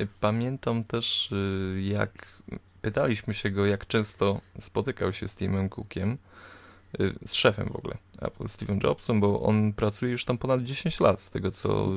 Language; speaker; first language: Polish; native; Polish